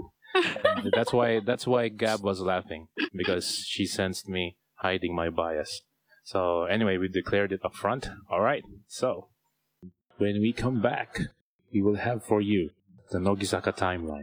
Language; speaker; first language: English; non-native, local second language; Filipino